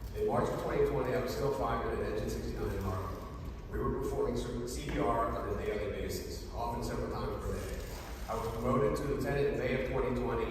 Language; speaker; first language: English; native; English